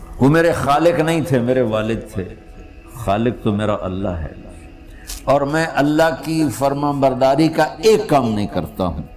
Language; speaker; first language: Urdu; non-native, local second language; Punjabi